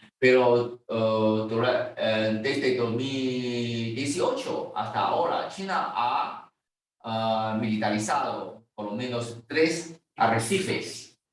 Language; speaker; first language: Spanish; non-native, fluent; Chinese